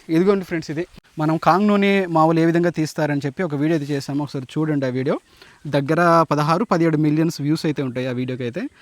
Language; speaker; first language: Telugu; native; Telugu